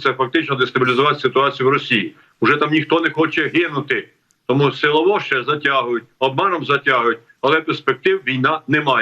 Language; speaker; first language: Ukrainian; native; Ukrainian